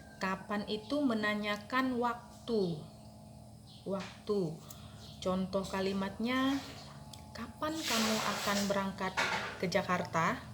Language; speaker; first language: Indonesian; native; Indonesian